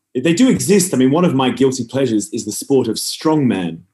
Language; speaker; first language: English; native; English